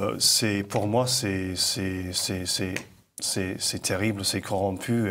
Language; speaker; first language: French; non-native, fluent; English